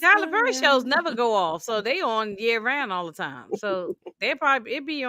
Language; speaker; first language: English; native; English